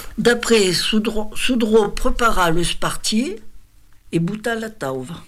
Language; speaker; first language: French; native; French